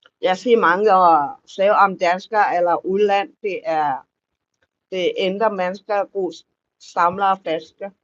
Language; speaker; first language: Danish; non-native, learner; Thai